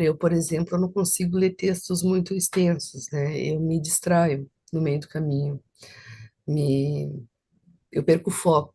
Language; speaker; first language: Portuguese; native; Portuguese